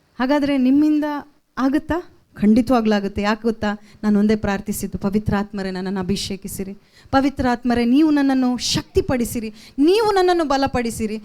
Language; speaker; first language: Kannada; non-native, local second language; Konkani